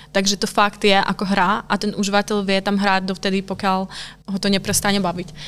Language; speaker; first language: Slovak; non-native, local second language; Hungarian